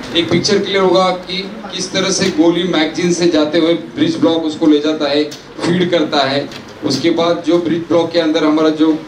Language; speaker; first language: Hindi; non-native, local second language; Marathi